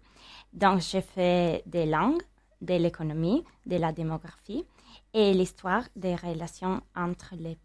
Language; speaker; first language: French; non-native, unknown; Italian